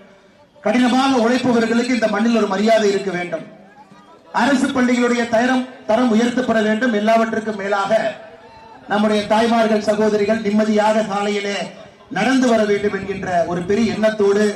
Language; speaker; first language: Tamil; native; Tamil